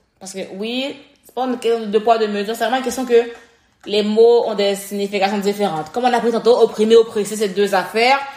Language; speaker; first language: French; native; French